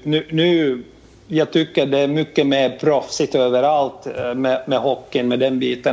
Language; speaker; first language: Swedish; non-native, fluent; Finnish